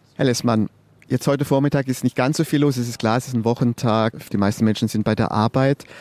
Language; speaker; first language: German; native; German